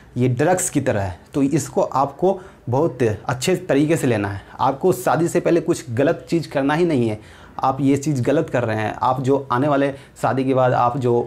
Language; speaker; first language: Hindi; native; Hindi